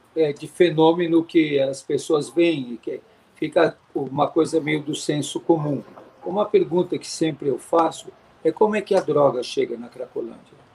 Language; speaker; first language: Portuguese; native; Portuguese